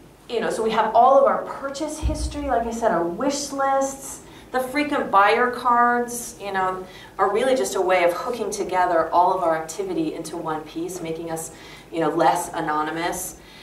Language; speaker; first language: English; native; English